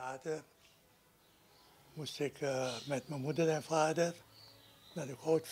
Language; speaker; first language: Dutch; non-native, local second language; Sranan Tongo